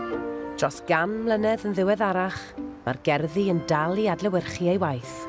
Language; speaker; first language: Welsh; native; Welsh